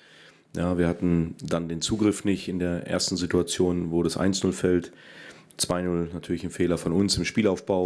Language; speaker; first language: German; native; German